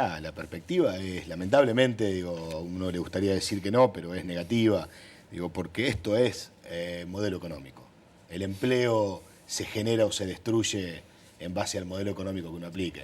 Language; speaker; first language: Spanish; native; Spanish